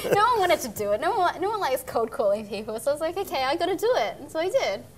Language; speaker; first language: English; native; English